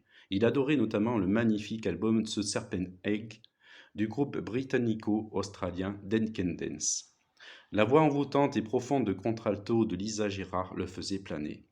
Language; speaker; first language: French; native; French